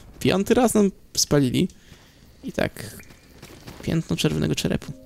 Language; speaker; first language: Polish; native; Polish